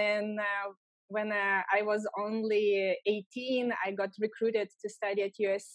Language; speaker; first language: English; non-native, fluent; Lithuanian